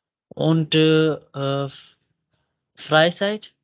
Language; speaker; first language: German; non-native, fluent; Urdu